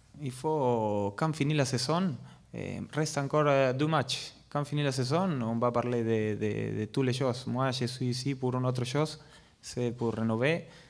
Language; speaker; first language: French; non-native, learner; Spanish